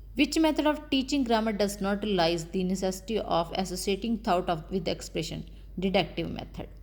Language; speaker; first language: English; non-native, local second language; Punjabi